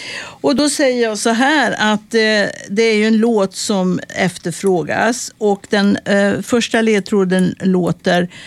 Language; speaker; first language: Swedish; native; Swedish